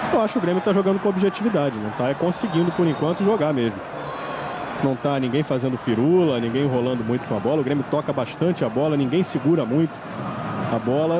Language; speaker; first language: Portuguese; native; Portuguese